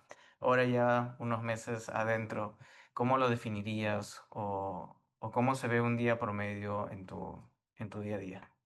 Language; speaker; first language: Spanish; native; Spanish